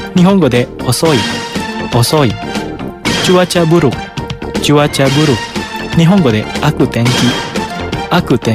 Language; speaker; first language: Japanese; non-native, fluent; Indonesian